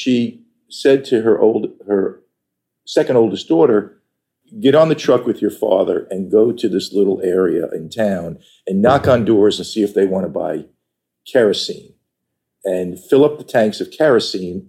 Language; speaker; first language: English; native; English